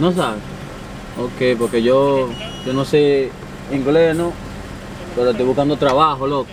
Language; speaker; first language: Spanish; early bilingual, heritage; Spanish